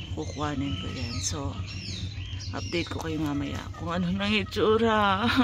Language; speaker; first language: Filipino; non-native, local second language; Pampanga